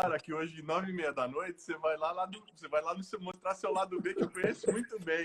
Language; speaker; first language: Portuguese; native; Portuguese